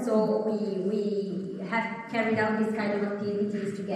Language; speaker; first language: English; non-native, fluent; Italian